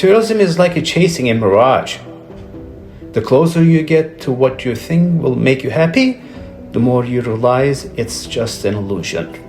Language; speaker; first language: English; non-native, fluent; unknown